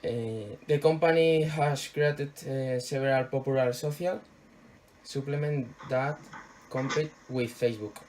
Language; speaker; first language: English; non-native, learner; Spanish